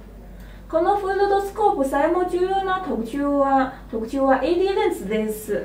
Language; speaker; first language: Japanese; non-native, learner; Chinese